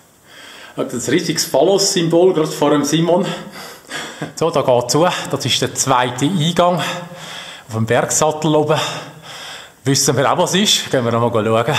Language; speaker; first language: German; native; German